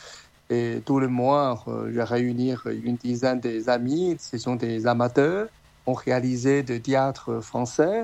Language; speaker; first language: French; non-native, fluent; Chinese